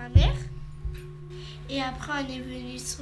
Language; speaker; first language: French; early bilingual, other home language; Romany